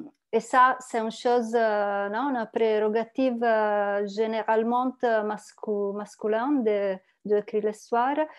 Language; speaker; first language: French; non-native, learner; Italian